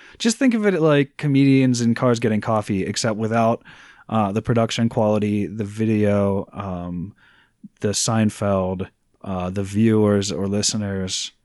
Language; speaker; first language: English; native; English